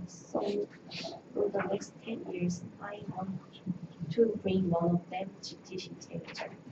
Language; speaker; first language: English; non-native, learner; Korean